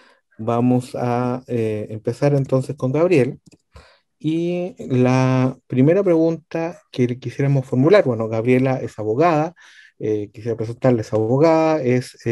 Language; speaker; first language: Spanish; native; Spanish